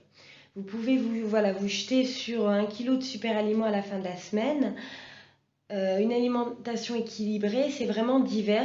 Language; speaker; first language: French; native; French